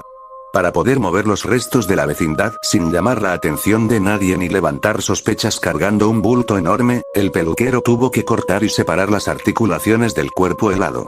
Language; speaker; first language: Spanish; native; Spanish